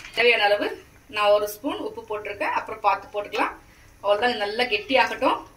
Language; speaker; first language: Tamil; non-native, local second language; Telugu